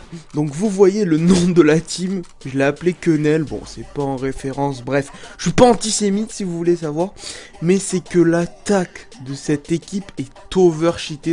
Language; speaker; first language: French; native; French